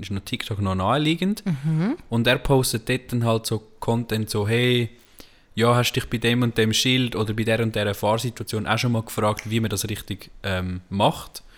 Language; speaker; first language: German; native; German